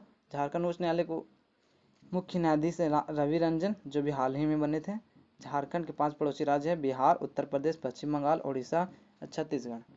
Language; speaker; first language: Hindi; native; Hindi